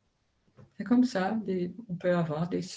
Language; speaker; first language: French; non-native, learner; Dutch